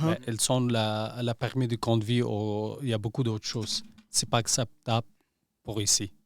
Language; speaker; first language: French; non-native, learner; Persian